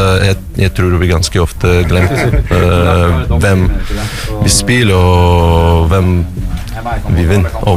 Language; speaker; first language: Norwegian; non-native, learner; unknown